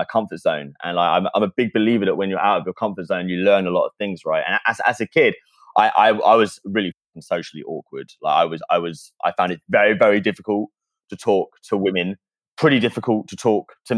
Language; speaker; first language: English; native; English